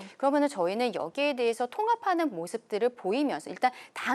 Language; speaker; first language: Korean; native; Korean